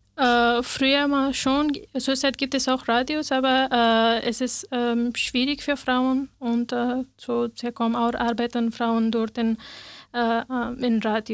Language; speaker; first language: German; non-native, learner; Persian